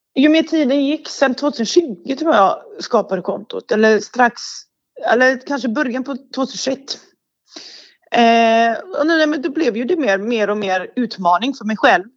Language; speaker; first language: Swedish; early bilingual, other home language; Bosnian